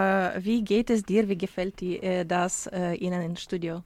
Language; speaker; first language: German; non-native, learner; Ukrainian